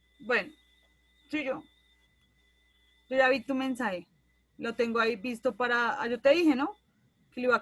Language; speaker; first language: Spanish; native; Spanish